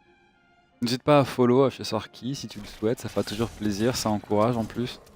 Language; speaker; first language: French; native; French